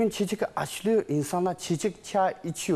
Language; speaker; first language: Turkish; non-native, learner; Chinese